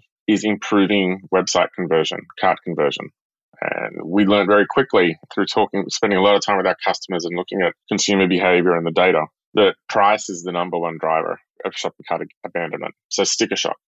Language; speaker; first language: English; native; English